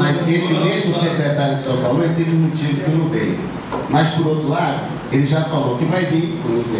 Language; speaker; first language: Portuguese; native; Portuguese